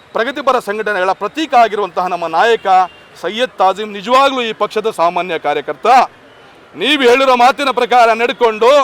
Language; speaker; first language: Kannada; native; Kannada